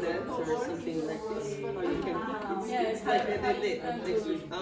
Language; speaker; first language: English; non-native, learner; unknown